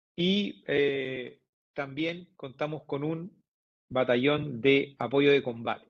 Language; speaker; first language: Spanish; native; Spanish